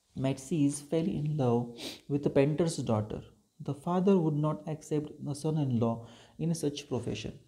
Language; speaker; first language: English; non-native, local second language; Marathi